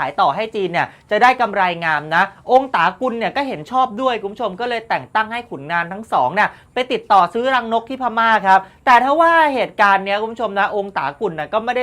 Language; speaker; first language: Thai; native; Thai